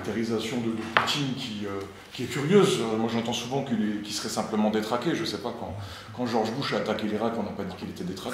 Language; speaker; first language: French; native; French